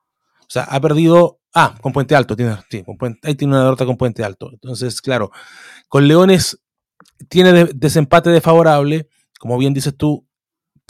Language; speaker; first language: Spanish; native; Spanish